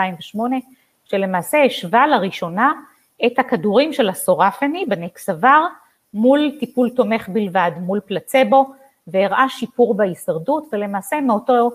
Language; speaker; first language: Hebrew; native; Hebrew